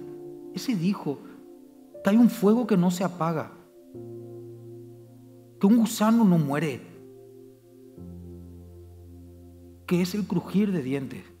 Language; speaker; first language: Spanish; native; Spanish